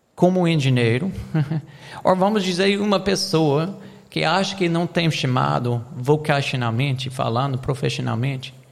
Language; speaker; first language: Portuguese; non-native, fluent; English